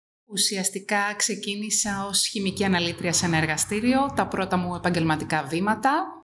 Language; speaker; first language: Greek; native; Greek